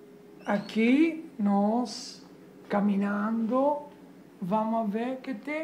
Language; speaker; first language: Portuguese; non-native, fluent; Italian